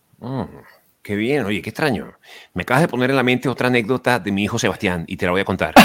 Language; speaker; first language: Spanish; native; Spanish